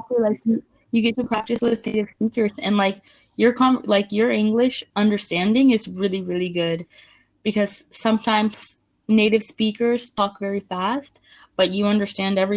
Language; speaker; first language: English; non-native, fluent; Spanish